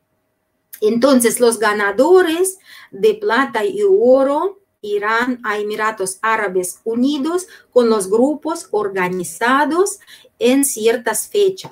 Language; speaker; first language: Spanish; non-native, fluent; Russian